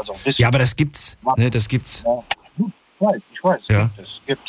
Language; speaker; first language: German; native; German